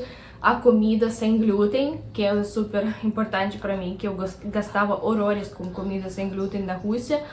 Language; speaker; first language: Portuguese; non-native, fluent; Russian